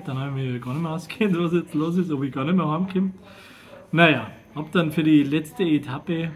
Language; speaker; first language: German; native; German